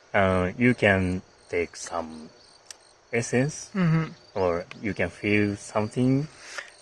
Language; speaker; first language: English; non-native, learner; Japanese